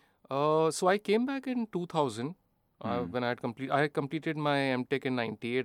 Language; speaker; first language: English; non-native, local second language; Hindi